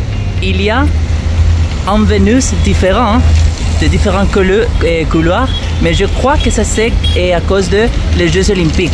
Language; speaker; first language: French; non-native, fluent; Spanish